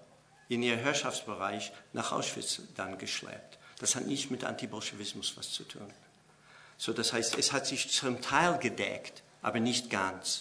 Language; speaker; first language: German; non-native, fluent; English